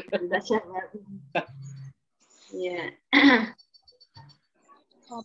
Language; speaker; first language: Arabic; non-native, fluent; Indonesian